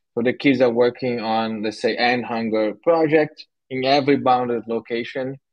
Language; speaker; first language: English; non-native, fluent; Portuguese